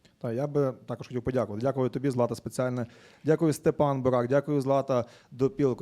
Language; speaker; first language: Ukrainian; native; Ukrainian